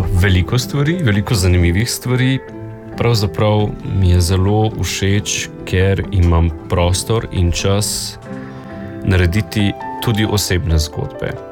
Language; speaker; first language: Slovenian; native; Slovenian